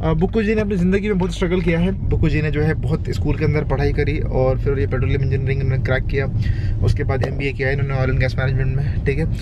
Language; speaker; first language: Hindi; native; Hindi